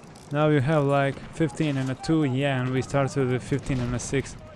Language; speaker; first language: English; non-native, fluent; Bosnian